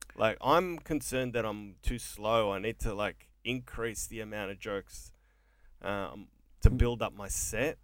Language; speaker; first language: English; native; English